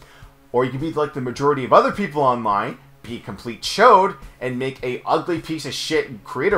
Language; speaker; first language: English; native; English